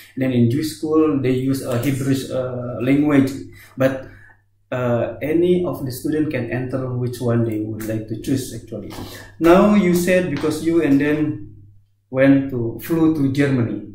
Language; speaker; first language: English; non-native, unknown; Indonesian